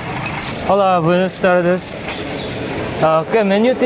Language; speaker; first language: Spanish; non-native, learner; Korean